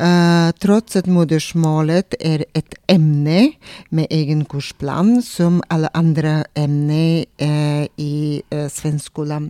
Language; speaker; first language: Swedish; non-native, fluent; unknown